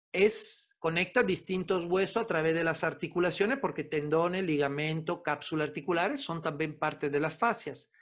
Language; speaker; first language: Spanish; non-native, fluent; Italian